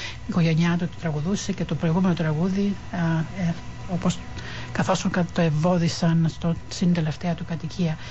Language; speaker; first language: Greek; native; Greek